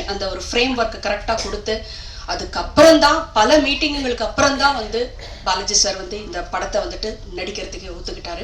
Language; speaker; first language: Tamil; native; Tamil